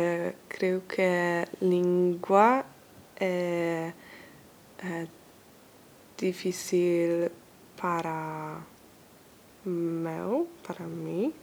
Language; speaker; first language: Portuguese; non-native, learner; Polish